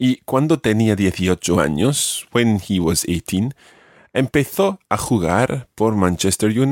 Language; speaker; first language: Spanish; non-native, fluent; English